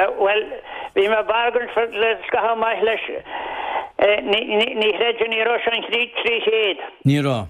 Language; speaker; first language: Irish; native; Irish